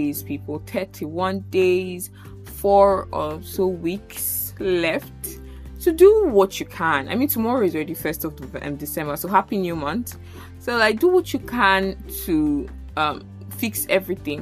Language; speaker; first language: English; non-native, local second language; Yoruba